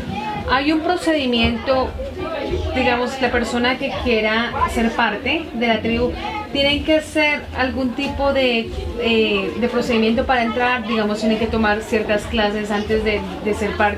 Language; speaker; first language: Spanish; native; Spanish